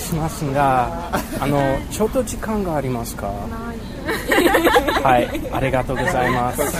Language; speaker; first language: Japanese; non-native, learner; English